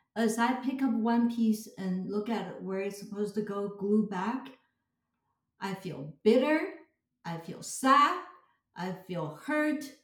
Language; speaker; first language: English; non-native, fluent; Chinese